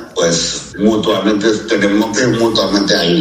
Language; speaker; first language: Spanish; non-native, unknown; Chinese